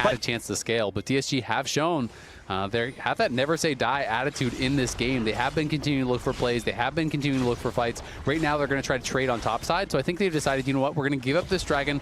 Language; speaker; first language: English; native; English